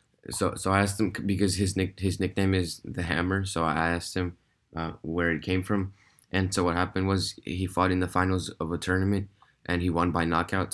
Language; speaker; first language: English; early bilingual, other home language; Russian